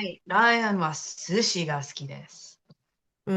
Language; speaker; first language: Japanese; non-native, fluent; English